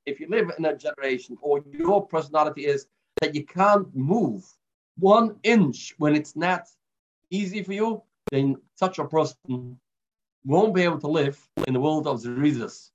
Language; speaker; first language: English; native; English